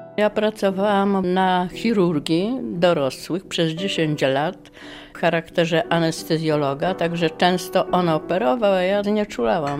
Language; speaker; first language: Polish; native; Polish